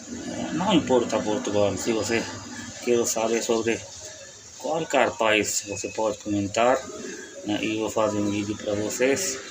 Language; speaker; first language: Portuguese; non-native, learner; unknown